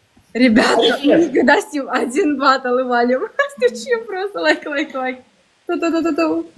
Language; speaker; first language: Russian; native; Russian